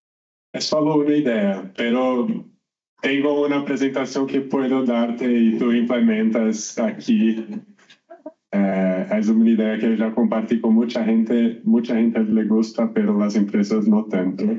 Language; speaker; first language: Spanish; non-native, learner; Portuguese